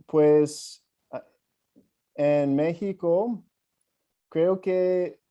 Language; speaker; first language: Spanish; non-native, fluent; English